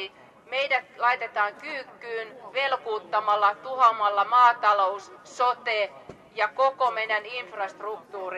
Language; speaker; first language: Finnish; native; Finnish